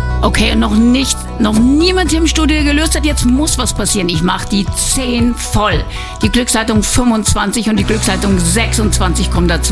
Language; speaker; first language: German; native; German